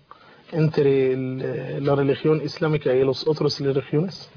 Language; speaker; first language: Spanish; non-native, fluent; Arabic